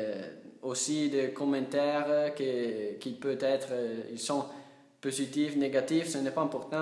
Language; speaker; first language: French; non-native, learner; Italian